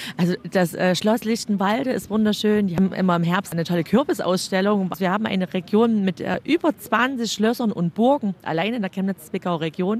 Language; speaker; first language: German; native; German